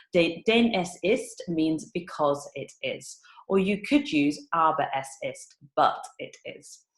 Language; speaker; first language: German; non-native, fluent; English